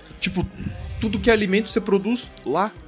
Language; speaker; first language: Portuguese; native; Portuguese